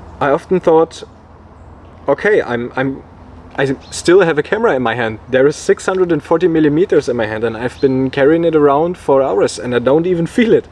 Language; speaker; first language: English; non-native, fluent; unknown